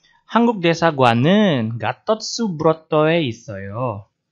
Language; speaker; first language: Korean; non-native, fluent; Indonesian